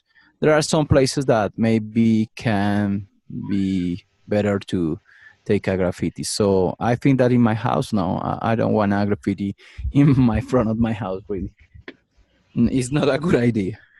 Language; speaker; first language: English; non-native, learner; Spanish